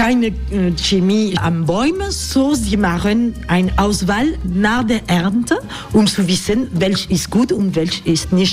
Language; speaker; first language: German; non-native, fluent; French